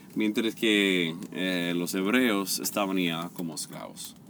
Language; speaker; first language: Spanish; non-native, fluent; English